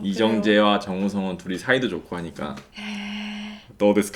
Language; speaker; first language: Korean; native; Korean